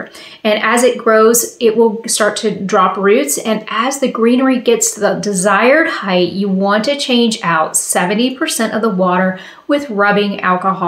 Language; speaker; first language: English; native; English